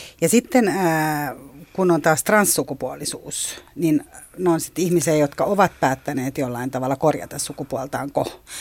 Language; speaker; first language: Finnish; native; Finnish